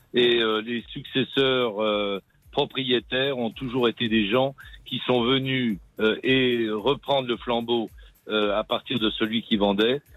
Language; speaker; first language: French; native; French